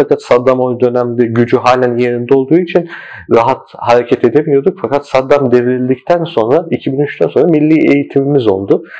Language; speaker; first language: Turkish; early bilingual, heritage; Turkish